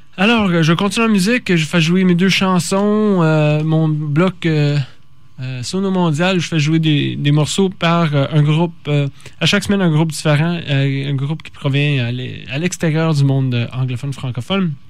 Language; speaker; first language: French; native; French